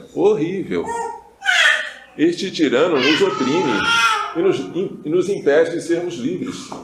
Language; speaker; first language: Portuguese; native; Portuguese